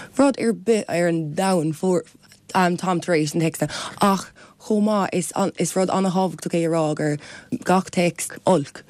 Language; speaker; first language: Irish; non-native, local second language; English